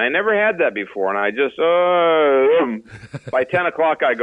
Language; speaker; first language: English; native; English